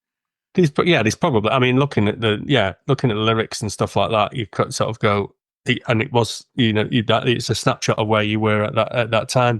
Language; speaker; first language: English; native; English